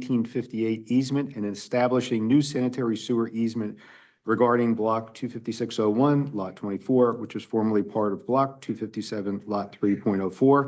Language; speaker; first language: English; native; English